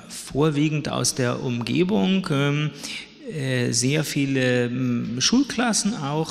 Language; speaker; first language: German; native; German